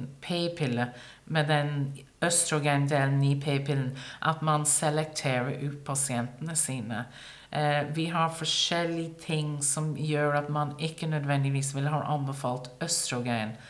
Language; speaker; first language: Norwegian; non-native, fluent; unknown